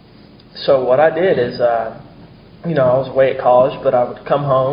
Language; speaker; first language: English; native; English